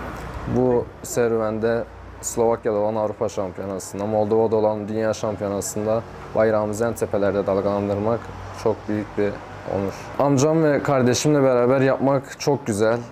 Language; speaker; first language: Turkish; native; Turkish